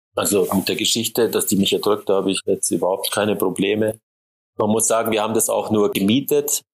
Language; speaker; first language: German; native; German